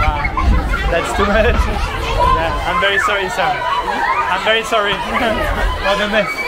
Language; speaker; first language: English; non-native, fluent; French